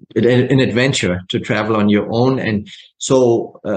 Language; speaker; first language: English; non-native, fluent; German